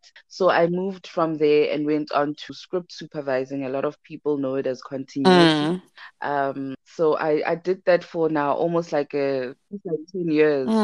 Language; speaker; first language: English; non-native, local second language; Zulu